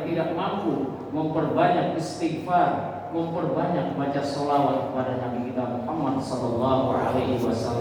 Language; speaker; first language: Indonesian; native; Indonesian